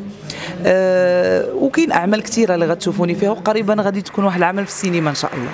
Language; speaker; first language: Arabic; native; Arabic